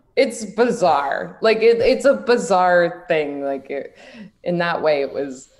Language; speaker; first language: English; native; English